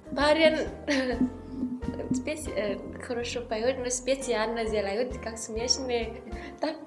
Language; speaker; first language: Russian; non-native, learner; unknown